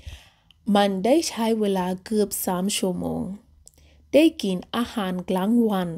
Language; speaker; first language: Thai; non-native, learner; English